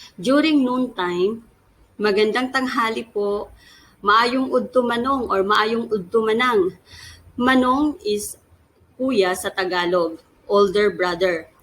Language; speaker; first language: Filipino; non-native, local second language; Cebuano